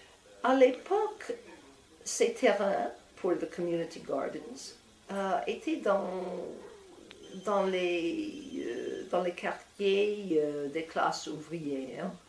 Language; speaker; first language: French; non-native, fluent; English